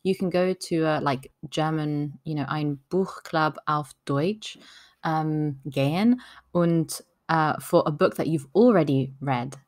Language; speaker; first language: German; non-native, learner; French